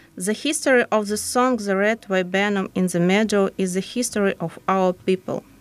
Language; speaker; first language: English; non-native, fluent; Ukrainian